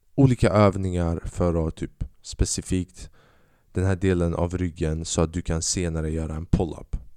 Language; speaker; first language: Swedish; early bilingual, other home language; Albanian